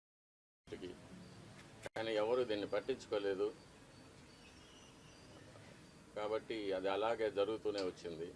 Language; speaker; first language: Telugu; native; Telugu